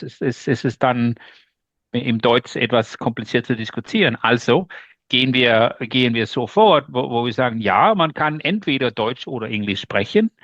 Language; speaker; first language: German; non-native, learner; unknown